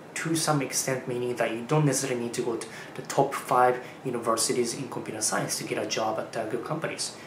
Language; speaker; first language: English; non-native, fluent; Japanese